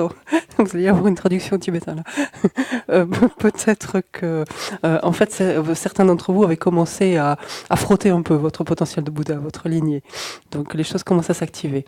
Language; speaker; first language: French; native; French